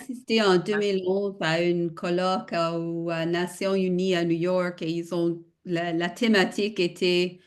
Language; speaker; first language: French; non-native, fluent; English